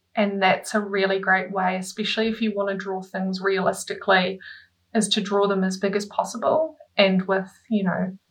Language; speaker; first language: English; native; English